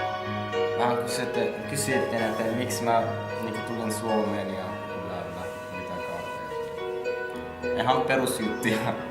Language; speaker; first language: Finnish; non-native, fluent; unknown